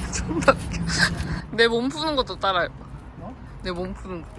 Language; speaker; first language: Korean; native; Korean